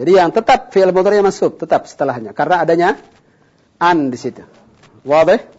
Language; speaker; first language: Indonesian; native; Indonesian